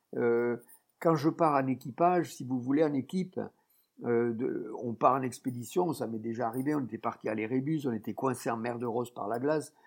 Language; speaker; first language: French; native; French